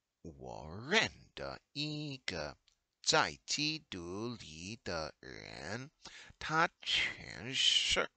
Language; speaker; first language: Chinese; non-native, learner; English